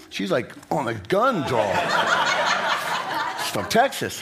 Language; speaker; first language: English; native; English